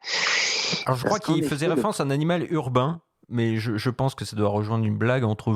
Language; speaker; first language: French; native; French